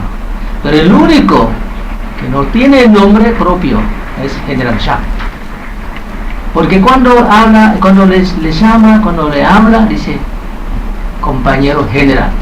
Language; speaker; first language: Spanish; non-native, fluent; Vietnamese